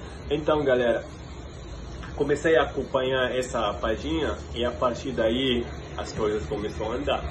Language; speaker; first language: Portuguese; non-native, fluent; Arabic